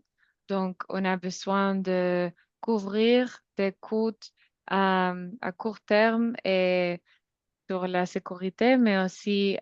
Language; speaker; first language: French; non-native, fluent; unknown